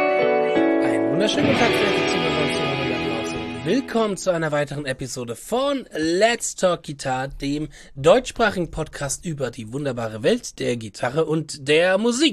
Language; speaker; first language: German; native; German